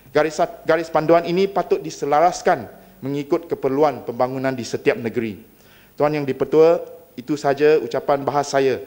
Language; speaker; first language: Malay; non-native, local second language; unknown